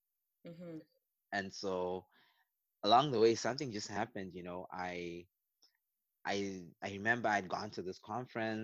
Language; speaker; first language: English; non-native, local second language; Shona